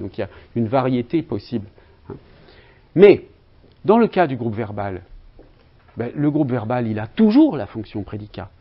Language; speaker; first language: French; native; French